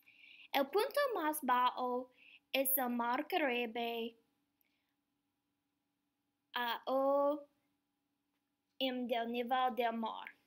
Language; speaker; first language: Spanish; non-native, learner; English